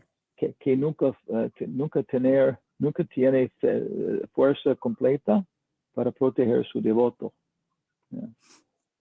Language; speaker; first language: Spanish; non-native, learner; English